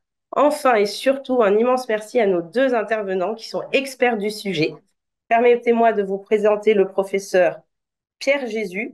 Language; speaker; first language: French; native; French